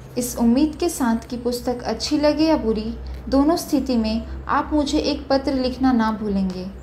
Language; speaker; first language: Hindi; native; Hindi